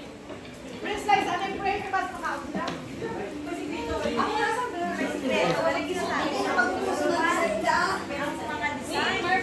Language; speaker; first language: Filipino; non-native, local second language; Hiligaynon